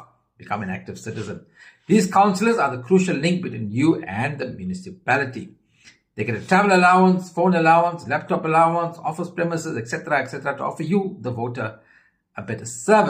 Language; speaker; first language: English; native; English